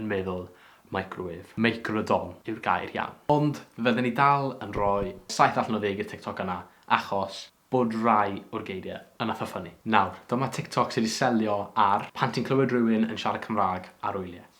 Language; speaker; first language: Welsh; native; Welsh